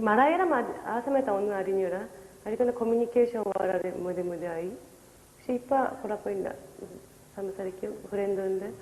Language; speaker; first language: Malayalam; non-native, learner; Japanese